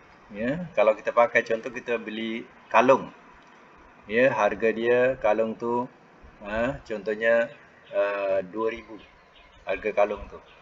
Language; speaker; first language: Malay; native; Malay